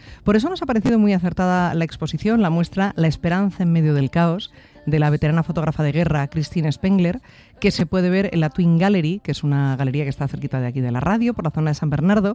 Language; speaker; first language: Spanish; native; Spanish